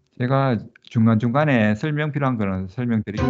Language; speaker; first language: Korean; native; Korean